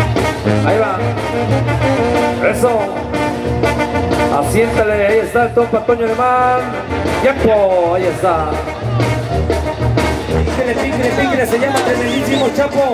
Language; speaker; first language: Spanish; native; Spanish